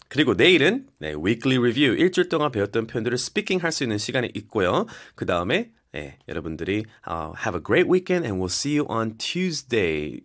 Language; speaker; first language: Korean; early bilingual, heritage; Korean